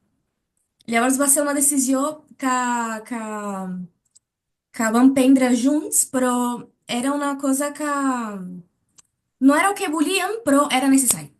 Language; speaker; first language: Catalan; non-native, learner; Portuguese